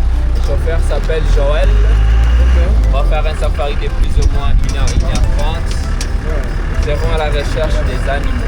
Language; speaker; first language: French; native; French